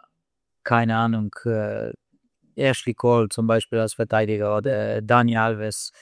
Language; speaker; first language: German; non-native, fluent; Slovenian